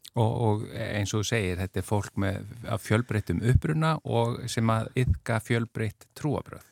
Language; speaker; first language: Icelandic; native; Icelandic